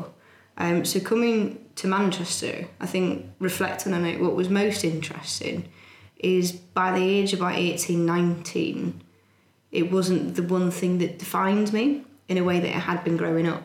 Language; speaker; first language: English; native; English